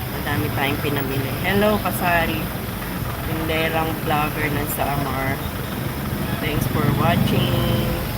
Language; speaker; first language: Filipino; native; Filipino